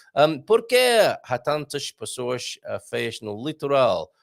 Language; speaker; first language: Portuguese; non-native, learner; English